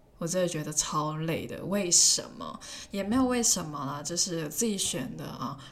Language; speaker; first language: Chinese; non-native, local second language; Cantonese